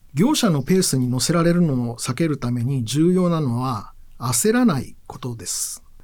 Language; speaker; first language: Japanese; native; Japanese